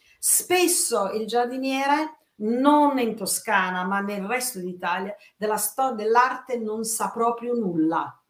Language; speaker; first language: Italian; non-native, fluent; English